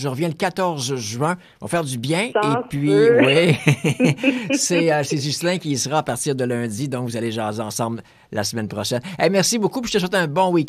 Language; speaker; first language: French; native; French